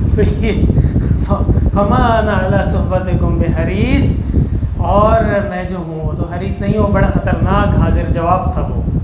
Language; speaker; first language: Urdu; non-native, local second language; Pashto